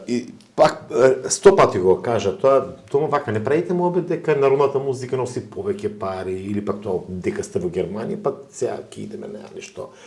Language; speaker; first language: Macedonian; native; Macedonian